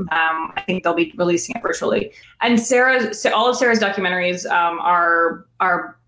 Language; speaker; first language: English; native; English